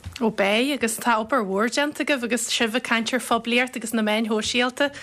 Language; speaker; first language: Irish; native; Irish